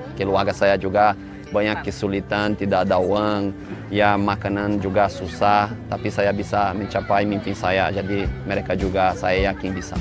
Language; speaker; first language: Indonesian; non-native, fluent; Portuguese